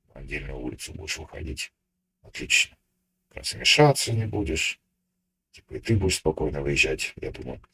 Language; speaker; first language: Russian; native; Russian